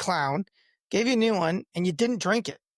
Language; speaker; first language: English; native; English